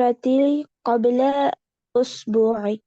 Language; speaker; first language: Arabic; non-native, learner; Urdu